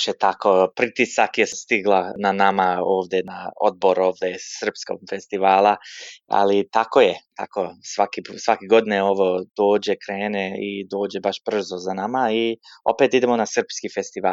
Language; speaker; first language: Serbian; early bilingual, heritage; Serbian